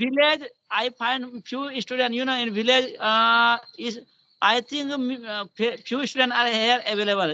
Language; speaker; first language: English; non-native, learner; Hindi